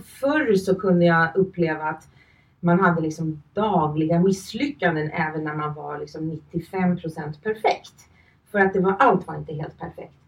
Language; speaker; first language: Swedish; early bilingual, other home language; Finnish